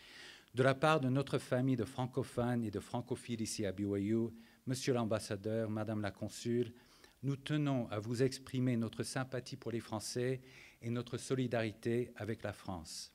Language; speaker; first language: French; non-native, fluent; English